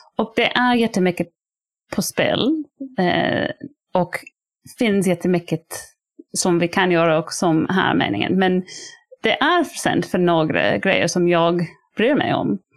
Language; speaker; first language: Swedish; non-native, fluent; English